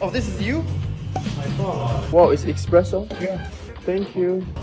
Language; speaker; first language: English; non-native, learner; Chinese